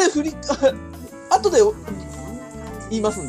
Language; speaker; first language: Japanese; native; Japanese